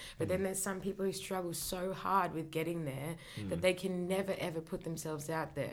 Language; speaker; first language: English; native; English